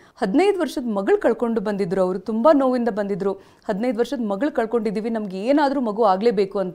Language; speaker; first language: Kannada; native; Kannada